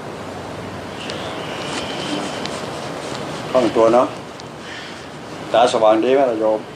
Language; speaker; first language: Thai; native; Thai